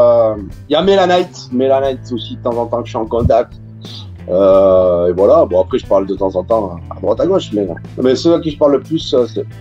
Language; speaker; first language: French; native; French